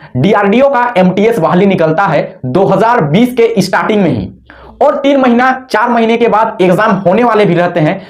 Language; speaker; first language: Hindi; native; Hindi